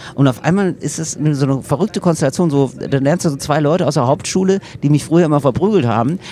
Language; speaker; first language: German; native; German